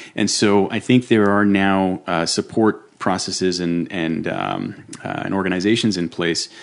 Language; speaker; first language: English; native; English